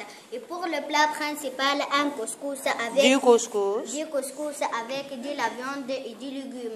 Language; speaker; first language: French; non-native, learner; Arabic